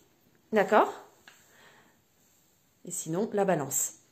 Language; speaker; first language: French; native; French